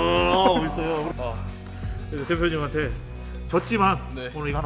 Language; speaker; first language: Korean; native; Korean